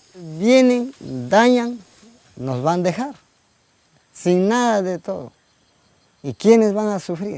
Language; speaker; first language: Spanish; non-native, local second language; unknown